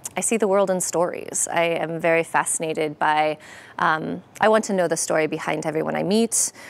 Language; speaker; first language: English; native; English